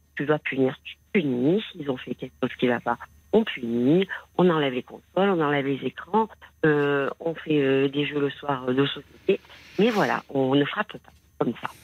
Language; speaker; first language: French; native; French